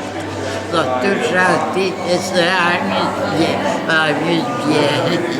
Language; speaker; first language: French; non-native, local second language; Ukrainian